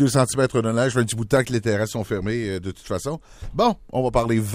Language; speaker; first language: French; native; French